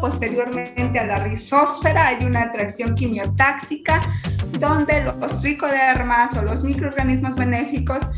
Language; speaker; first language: Spanish; native; Spanish